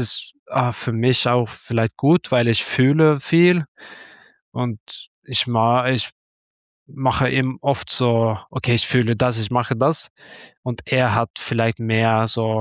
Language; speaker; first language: German; non-native, learner; Norwegian